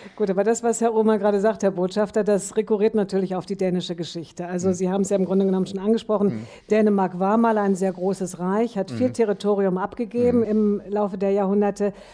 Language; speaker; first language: German; native; German